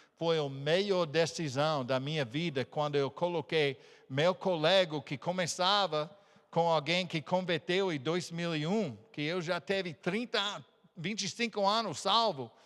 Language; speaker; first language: Portuguese; non-native, fluent; English